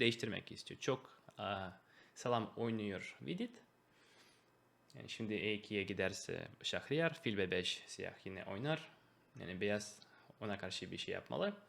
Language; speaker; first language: Turkish; non-native, fluent; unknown